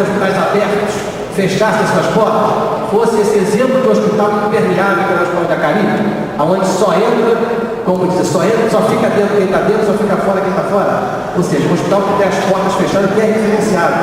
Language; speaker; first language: Portuguese; native; Portuguese